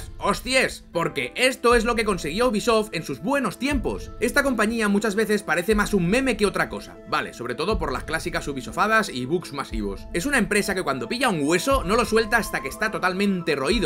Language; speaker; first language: Spanish; native; Spanish